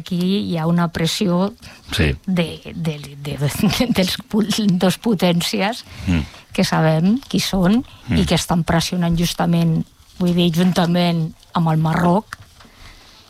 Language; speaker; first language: Catalan; native; Catalan